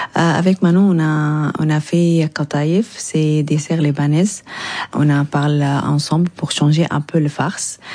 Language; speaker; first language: French; non-native, learner; Arabic